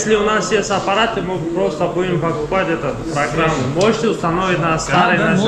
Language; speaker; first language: Russian; non-native, local second language; Tajik